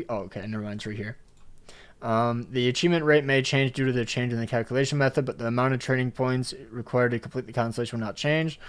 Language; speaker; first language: English; native; English